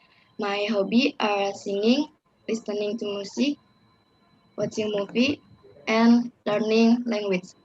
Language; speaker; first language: English; non-native, learner; Indonesian